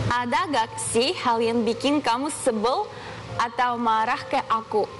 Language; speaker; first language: Indonesian; non-native, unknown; Russian